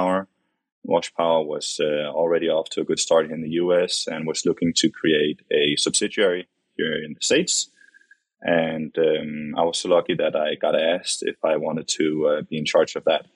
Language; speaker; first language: English; non-native, fluent; Danish